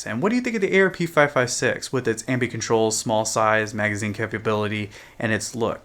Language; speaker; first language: English; native; English